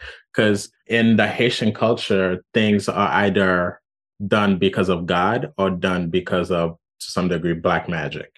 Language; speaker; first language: English; non-native, fluent; Haitian Creole